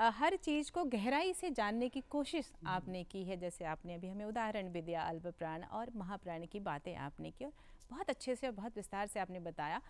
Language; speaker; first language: Hindi; native; Hindi